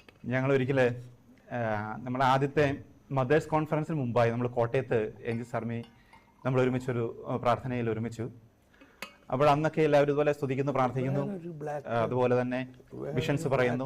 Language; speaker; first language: Malayalam; native; Malayalam